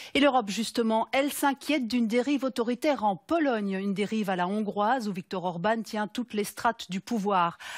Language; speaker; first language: French; native; French